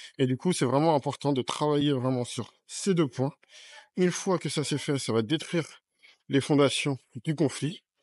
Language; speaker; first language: French; native; French